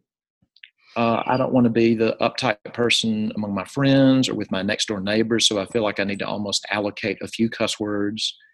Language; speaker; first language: English; native; English